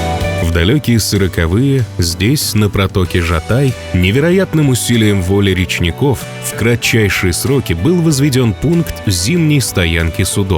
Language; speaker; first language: Russian; native; Russian